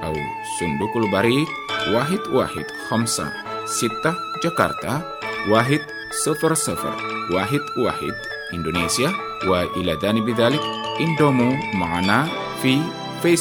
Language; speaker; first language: Arabic; non-native, fluent; Indonesian